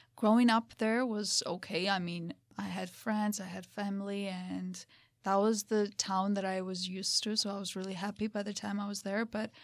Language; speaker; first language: English; non-native, fluent; Georgian